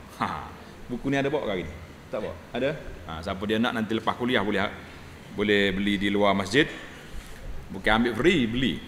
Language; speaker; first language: Malay; native; Malay